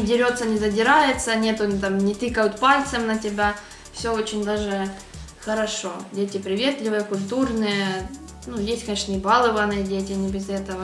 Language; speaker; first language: Russian; native; Russian